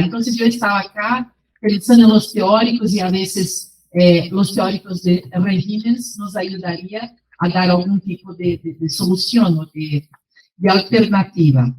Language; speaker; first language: Spanish; non-native, fluent; Portuguese